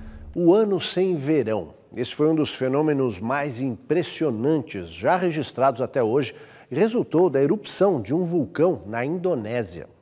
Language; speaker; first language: Portuguese; native; Portuguese